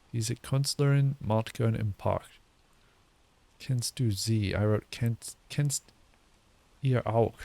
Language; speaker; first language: German; non-native, learner; English